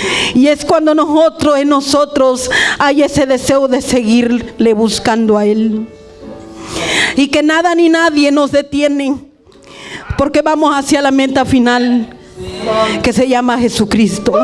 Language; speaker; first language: Spanish; native; Spanish